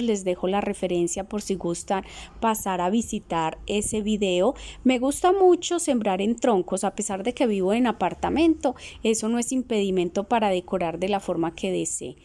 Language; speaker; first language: Spanish; native; Spanish